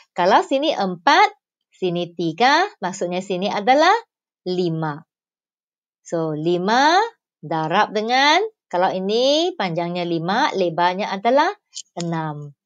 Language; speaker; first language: Malay; non-native, local second language; Chinese